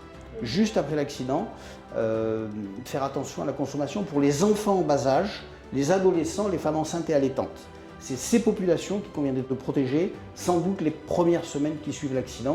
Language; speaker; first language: French; native; French